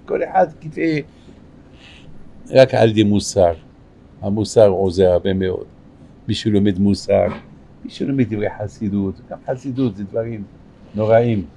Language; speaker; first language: Hebrew; non-native, fluent; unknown